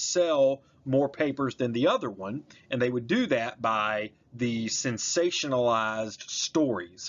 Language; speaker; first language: English; native; English